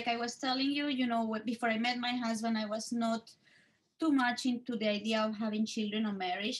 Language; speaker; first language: English; non-native, fluent; Spanish